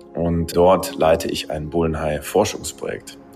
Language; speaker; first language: German; native; German